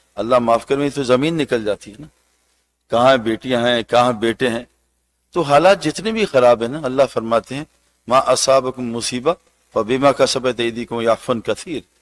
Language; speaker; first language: Urdu; native; Urdu